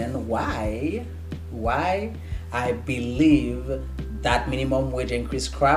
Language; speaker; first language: English; non-native, fluent; Haitian Creole